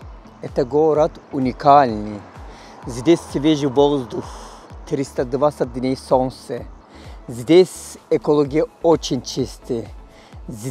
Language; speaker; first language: Russian; non-native, fluent; Turkish